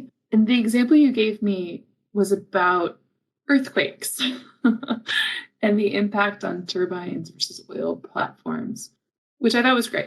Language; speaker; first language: English; native; English